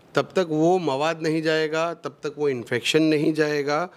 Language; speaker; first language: Hindi; non-native, local second language; Gujarati